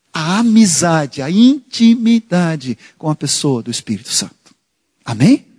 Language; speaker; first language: Portuguese; non-native, fluent; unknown